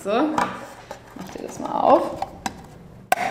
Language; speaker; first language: German; native; German